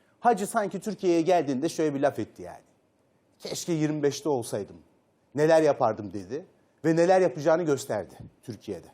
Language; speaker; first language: Turkish; native; Turkish